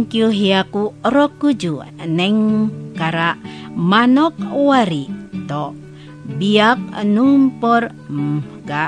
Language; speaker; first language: Japanese; non-native, learner; Indonesian